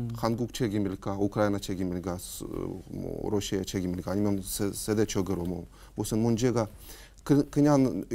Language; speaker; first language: Korean; non-native, fluent; Ukrainian